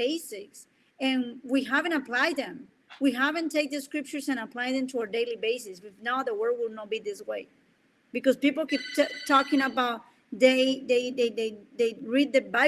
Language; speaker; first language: English; non-native, fluent; Spanish